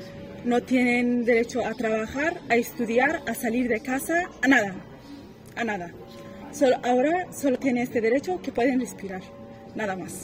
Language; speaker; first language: Spanish; non-native, learner; Persian